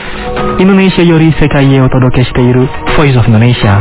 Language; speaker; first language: Japanese; non-native, fluent; Indonesian